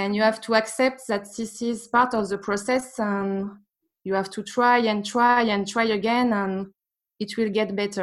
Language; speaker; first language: English; non-native, fluent; French